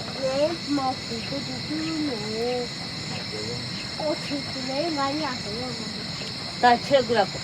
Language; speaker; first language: Thai; non-native, local second language; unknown